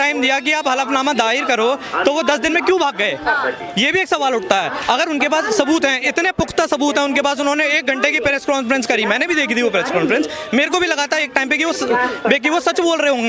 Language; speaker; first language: Hindi; native; Hindi